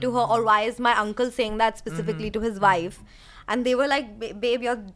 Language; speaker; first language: English; non-native, local second language; Hindi